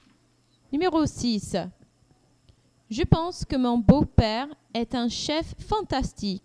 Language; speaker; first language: French; non-native, learner; English